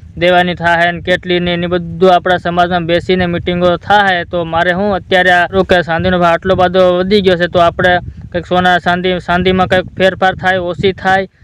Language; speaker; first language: Gujarati; non-native, local second language; Bhili